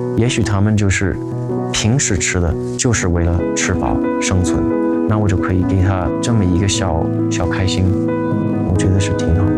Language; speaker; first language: Chinese; non-native, fluent; English